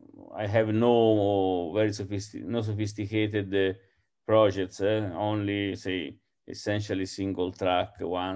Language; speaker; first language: English; non-native, fluent; Italian